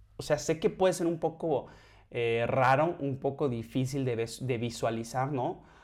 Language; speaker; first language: Spanish; native; Spanish